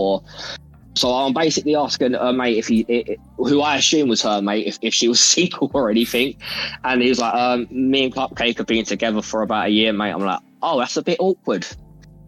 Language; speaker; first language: English; native; English